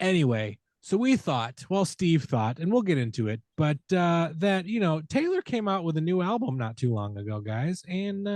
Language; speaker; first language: English; native; English